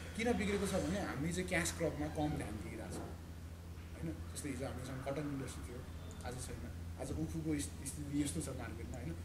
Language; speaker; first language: Nepali; native; Nepali